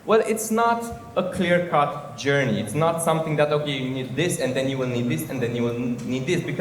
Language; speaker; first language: English; non-native, fluent; Romanian